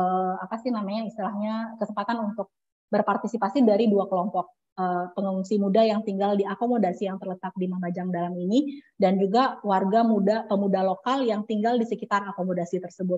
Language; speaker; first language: Indonesian; native; Indonesian